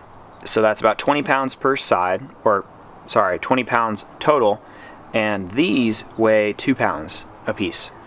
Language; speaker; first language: English; native; English